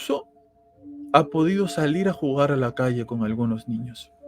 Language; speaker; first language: Spanish; native; Spanish